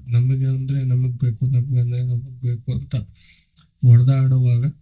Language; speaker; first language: Kannada; non-native, local second language; Telugu